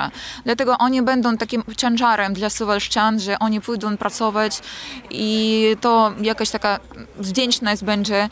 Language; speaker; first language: Polish; non-native, fluent; Ukrainian